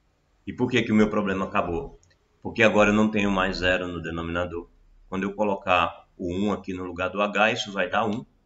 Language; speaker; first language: Portuguese; native; Portuguese